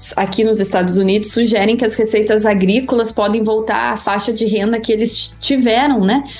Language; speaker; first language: Portuguese; native; Portuguese